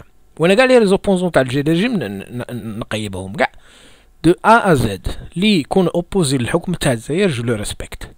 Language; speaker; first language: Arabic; native; Arabic